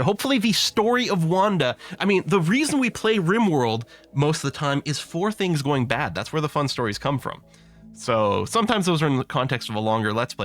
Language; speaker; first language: English; native; English